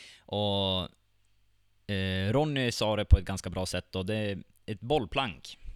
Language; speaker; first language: Swedish; native; Swedish